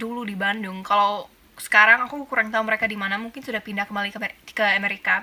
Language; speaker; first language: Indonesian; non-native, fluent; English